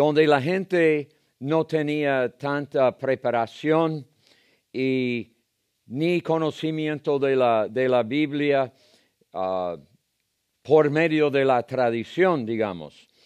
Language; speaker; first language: Spanish; non-native, fluent; English